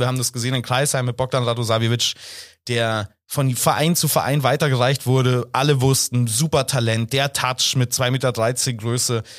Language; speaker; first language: German; native; German